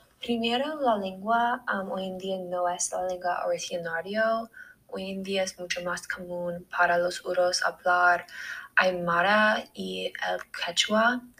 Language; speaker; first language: Spanish; non-native, learner; English